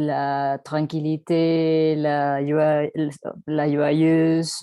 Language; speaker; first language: French; non-native, learner; Spanish